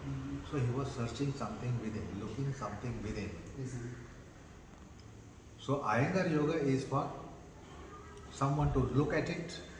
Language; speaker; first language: English; non-native, fluent; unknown